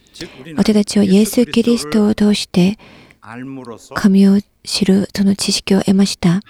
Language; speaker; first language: Japanese; non-native, learner; Korean